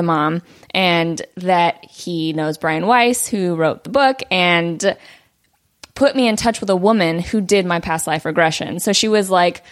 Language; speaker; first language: English; early bilingual, other home language; Vietnamese